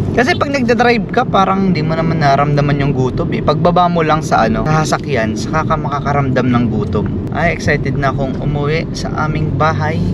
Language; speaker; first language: Filipino; native; Filipino